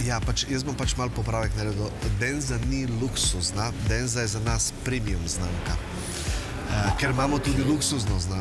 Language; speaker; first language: Slovenian; native; Slovenian